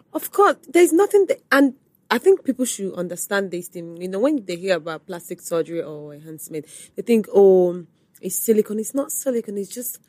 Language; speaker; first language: English; non-native, local second language; Igbo